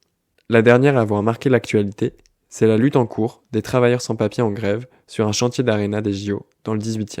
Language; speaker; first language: French; native; French